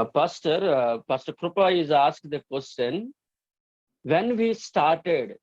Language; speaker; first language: English; non-native, local second language; Telugu